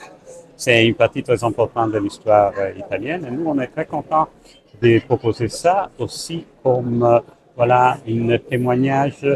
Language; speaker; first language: French; non-native, fluent; Italian